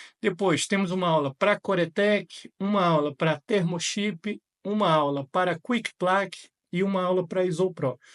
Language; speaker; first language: Portuguese; native; Portuguese